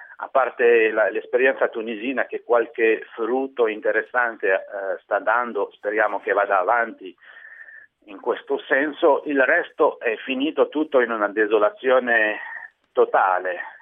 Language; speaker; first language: Italian; non-native, fluent; Kabyle